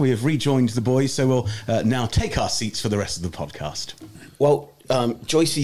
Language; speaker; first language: English; native; English